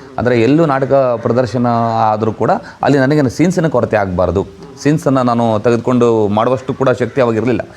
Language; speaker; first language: Kannada; non-native, local second language; Konkani